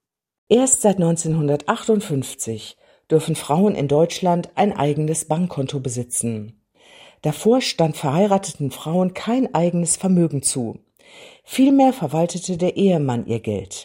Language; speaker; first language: German; native; German